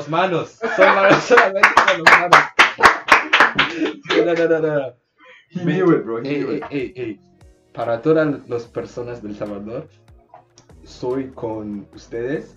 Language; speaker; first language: Spanish; non-native, learner; English